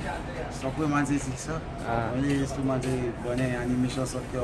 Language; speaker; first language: Nepali; non-native, learner; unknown